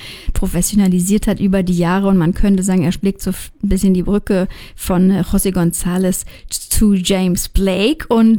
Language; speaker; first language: German; native; German